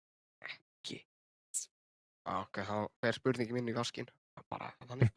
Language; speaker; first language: Icelandic; native; Icelandic